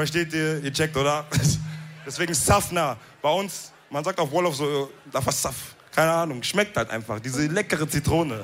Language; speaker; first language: German; early bilingual, other home language; Wolof